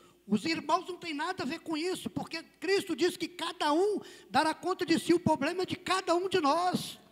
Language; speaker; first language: Portuguese; native; Portuguese